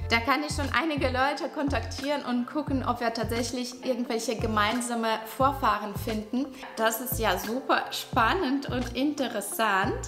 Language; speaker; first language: German; non-native, fluent; Russian